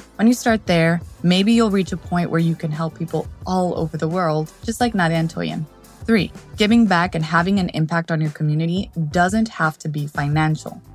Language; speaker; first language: English; non-native, fluent; Spanish